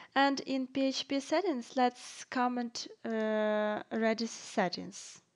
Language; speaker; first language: English; non-native, fluent; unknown